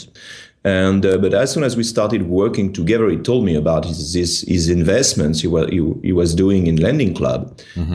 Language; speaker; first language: English; non-native, fluent; French